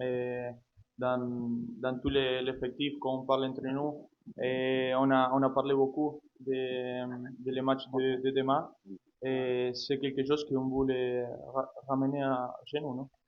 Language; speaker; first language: French; non-native, fluent; Spanish